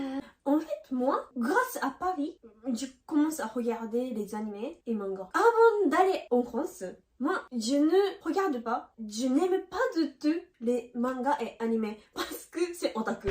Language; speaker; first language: French; non-native, learner; Japanese